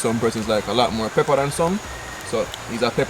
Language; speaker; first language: English; native; English